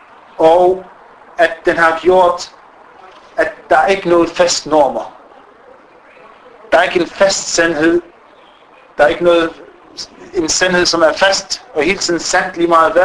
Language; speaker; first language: Danish; non-native, fluent; Arabic